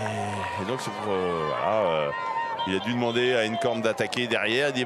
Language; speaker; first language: French; native; French